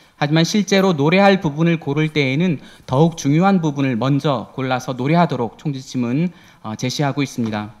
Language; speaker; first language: Korean; native; Korean